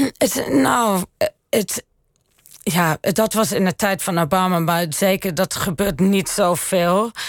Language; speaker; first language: Dutch; early bilingual, heritage; Dutch